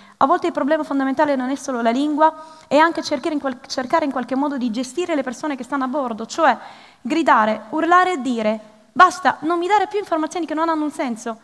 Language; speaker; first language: Italian; early bilingual, other home language; Arabic